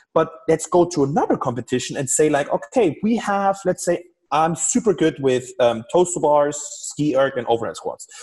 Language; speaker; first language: English; non-native, fluent; German